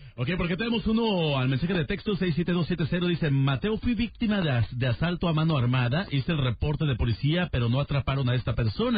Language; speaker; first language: Spanish; native; Spanish